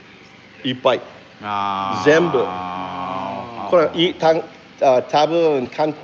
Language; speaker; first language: Japanese; non-native, learner; English